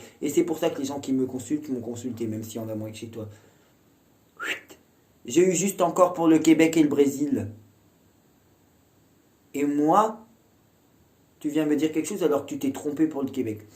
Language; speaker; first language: French; native; French